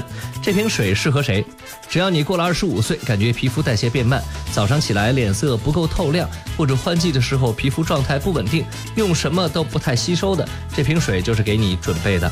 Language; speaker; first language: Chinese; native; Chinese